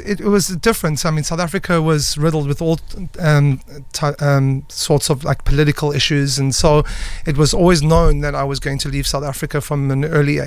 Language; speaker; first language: English; native; English